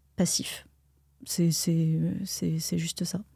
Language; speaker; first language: French; native; French